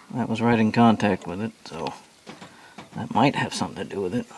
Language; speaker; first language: English; native; English